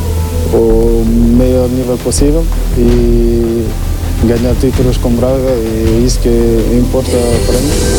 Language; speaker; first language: Portuguese; non-native, fluent; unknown